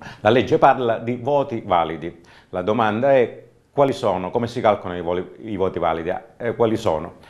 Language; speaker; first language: Italian; native; Italian